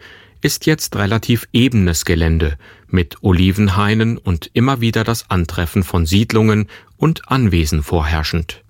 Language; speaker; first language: German; native; German